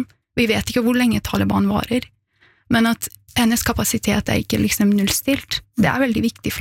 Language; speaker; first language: Norwegian; early bilingual, other home language; Persian